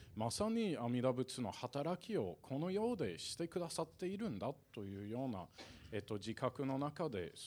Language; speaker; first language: Japanese; non-native, fluent; English